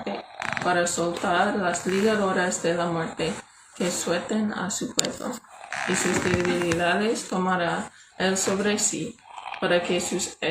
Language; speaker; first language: Spanish; non-native, learner; English